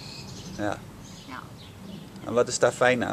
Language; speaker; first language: Dutch; native; Dutch